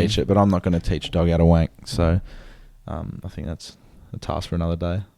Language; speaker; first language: English; native; English